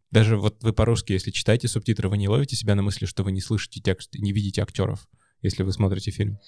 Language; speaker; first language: Russian; native; Russian